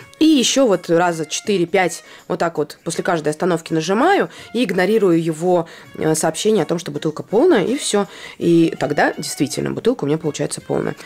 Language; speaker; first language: Russian; non-native, local second language; Latvian